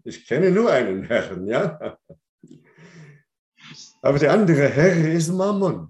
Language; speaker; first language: German; non-native, fluent; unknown